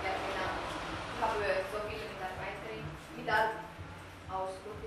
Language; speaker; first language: German; non-native, learner; Tamil